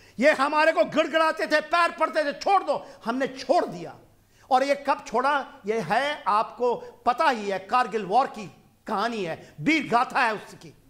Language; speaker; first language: Hindi; non-native, local second language; Punjabi